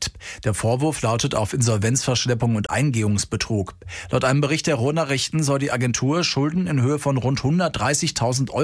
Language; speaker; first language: German; native; German